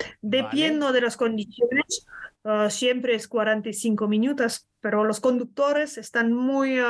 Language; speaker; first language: Spanish; non-native, learner; French